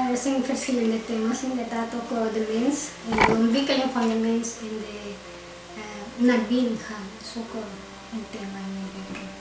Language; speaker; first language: Dutch; non-native, fluent; Spanish